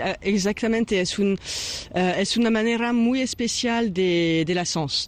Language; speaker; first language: Spanish; non-native, learner; French